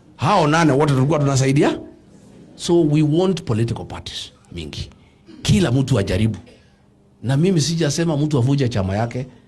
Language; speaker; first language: Swahili; non-native, local second language; Kikuyu